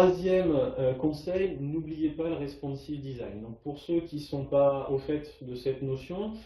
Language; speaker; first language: French; native; French